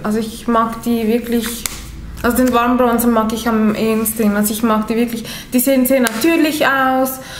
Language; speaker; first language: German; non-native, fluent; Italian